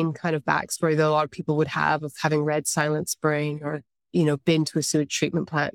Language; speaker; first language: English; native; English